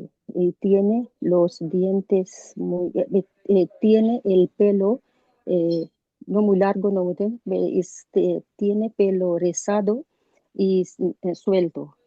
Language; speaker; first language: Spanish; non-native, learner; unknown